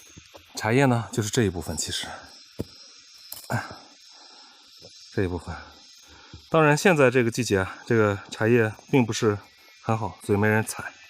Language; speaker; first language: Chinese; native; Chinese